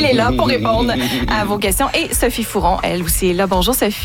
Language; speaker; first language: French; native; French